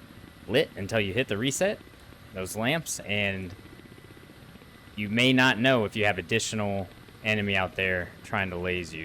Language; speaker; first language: English; native; English